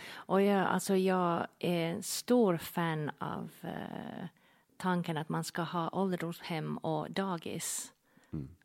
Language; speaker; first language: Swedish; non-native, fluent; English